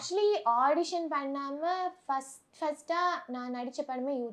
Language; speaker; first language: Tamil; non-native, local second language; Malayalam